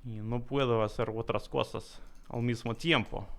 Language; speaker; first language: Spanish; non-native, learner; English